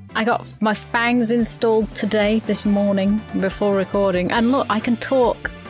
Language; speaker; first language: English; native; English